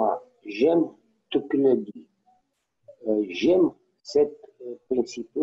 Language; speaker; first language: French; non-native, learner; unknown